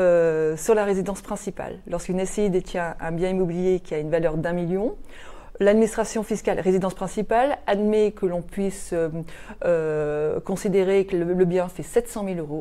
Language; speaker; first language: French; native; French